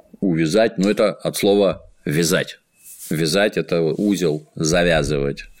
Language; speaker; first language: Russian; native; Russian